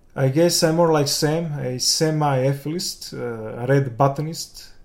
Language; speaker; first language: English; non-native, fluent; Serbian